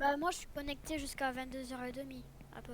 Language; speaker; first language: French; native; French